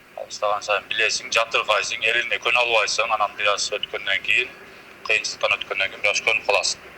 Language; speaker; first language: Kyrgyz; native; Kyrgyz